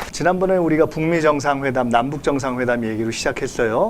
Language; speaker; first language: Korean; native; Korean